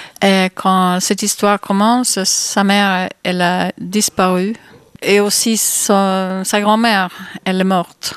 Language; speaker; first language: French; non-native, fluent; Swedish